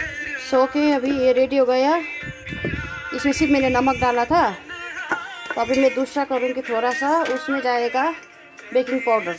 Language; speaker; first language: Hindi; non-native, local second language; Nepali